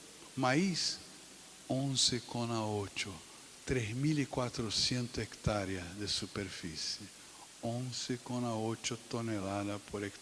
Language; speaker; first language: Spanish; non-native, fluent; Portuguese